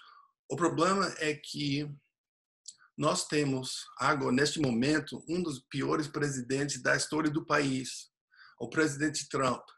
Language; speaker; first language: Portuguese; non-native, fluent; English